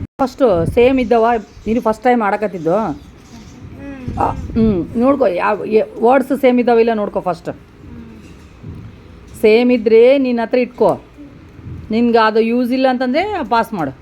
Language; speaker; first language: Kannada; native; Kannada